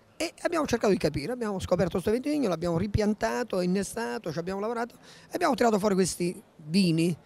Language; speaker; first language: Italian; native; Italian